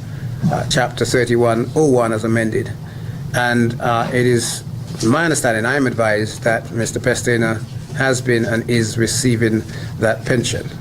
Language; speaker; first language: English; native; English